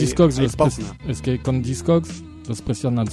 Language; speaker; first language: Spanish; non-native, fluent; French